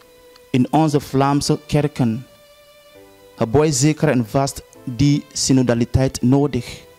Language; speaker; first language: Dutch; non-native, fluent; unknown